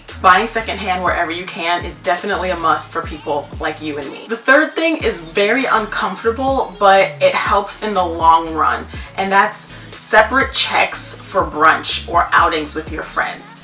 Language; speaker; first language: English; native; English